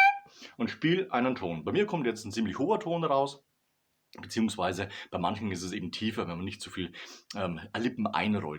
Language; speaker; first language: German; native; German